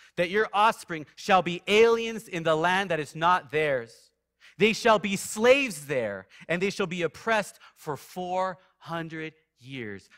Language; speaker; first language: English; native; English